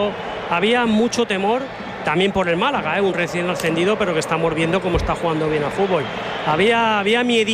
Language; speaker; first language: Spanish; native; Spanish